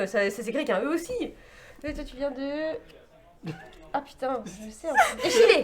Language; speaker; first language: French; native; French